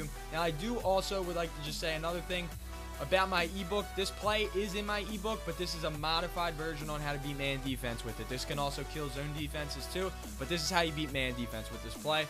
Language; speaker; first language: English; native; English